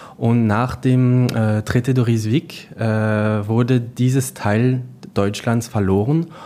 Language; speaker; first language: German; non-native, local second language; French